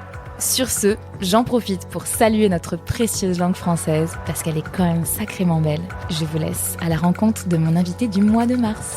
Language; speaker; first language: French; native; French